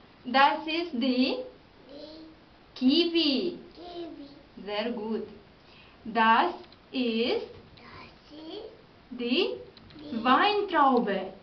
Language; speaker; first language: German; non-native, learner; Romanian